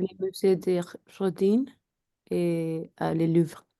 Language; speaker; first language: French; non-native, learner; Spanish